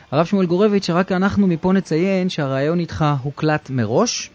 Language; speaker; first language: Hebrew; native; Hebrew